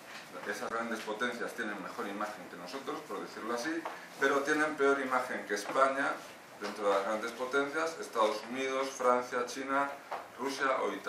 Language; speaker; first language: Spanish; native; Spanish